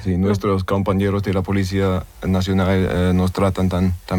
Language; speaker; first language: Spanish; non-native, learner; German